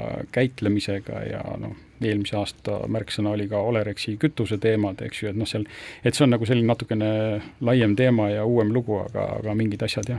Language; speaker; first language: Estonian; native; Estonian